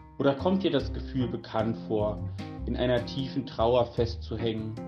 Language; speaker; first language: German; native; German